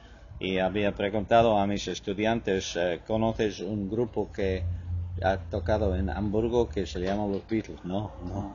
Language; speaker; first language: Spanish; non-native, fluent; English